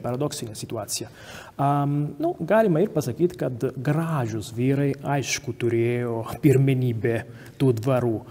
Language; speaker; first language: Lithuanian; non-native, fluent; Italian